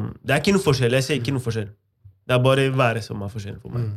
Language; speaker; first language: Norwegian; non-native, fluent; Arabic